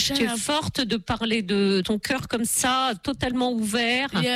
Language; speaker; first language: French; native; French